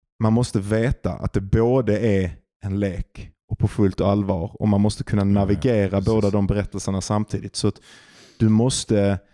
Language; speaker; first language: Swedish; native; Swedish